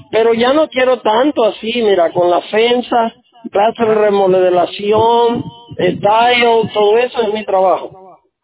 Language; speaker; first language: Spanish; native; Spanish